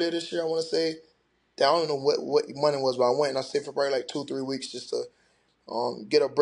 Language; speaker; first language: English; native; English